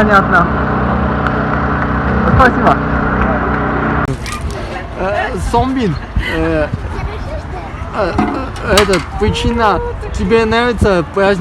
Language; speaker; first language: Russian; non-native, local second language; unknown